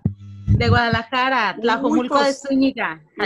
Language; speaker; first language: Spanish; native; Spanish